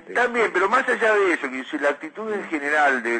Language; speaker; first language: Spanish; native; Spanish